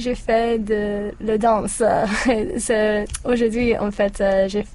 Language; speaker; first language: French; non-native, learner; English